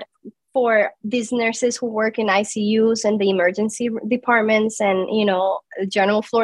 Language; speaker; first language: English; non-native, fluent; Spanish